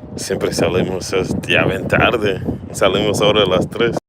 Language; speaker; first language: Spanish; early bilingual, heritage; Spanish